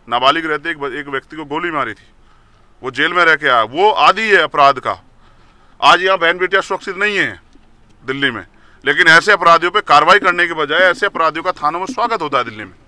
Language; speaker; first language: Hindi; native; Hindi